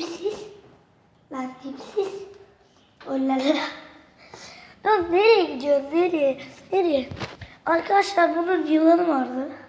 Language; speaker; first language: Turkish; native; Turkish